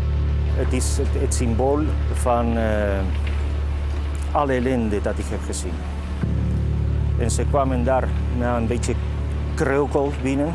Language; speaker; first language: Dutch; non-native, fluent; Spanish